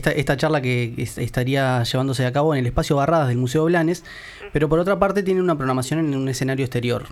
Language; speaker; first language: Spanish; native; Spanish